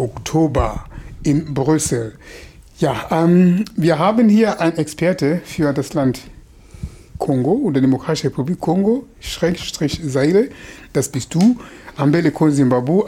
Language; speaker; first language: German; non-native, fluent; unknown